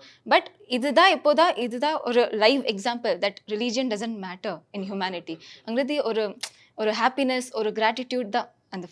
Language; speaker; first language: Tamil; non-native, fluent; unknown